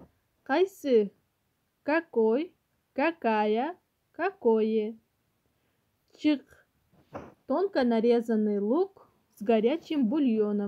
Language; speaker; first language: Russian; non-native, local second language; Kyrgyz